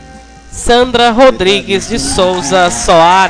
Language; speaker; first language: Portuguese; native; Portuguese